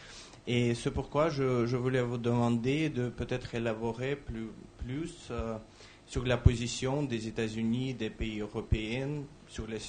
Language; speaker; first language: French; non-native, fluent; Russian